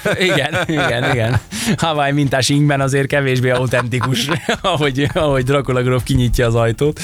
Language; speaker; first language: Hungarian; native; Hungarian